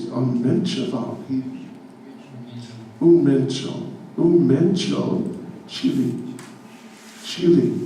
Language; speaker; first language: Russian; non-native, learner; English